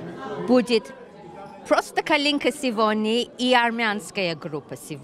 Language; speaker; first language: Russian; early bilingual, heritage; Russian